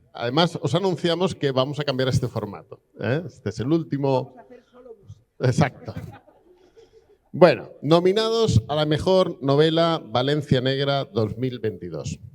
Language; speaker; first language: Spanish; native; Spanish